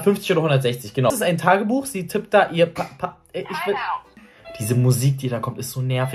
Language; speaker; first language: German; native; German